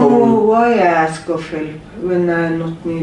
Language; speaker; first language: English; non-native, learner; Norwegian